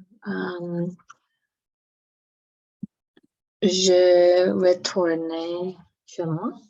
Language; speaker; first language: French; non-native, learner; English